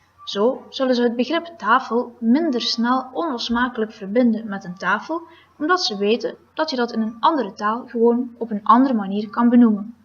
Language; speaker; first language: Dutch; native; Dutch